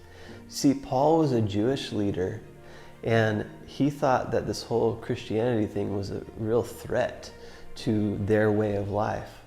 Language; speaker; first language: English; native; English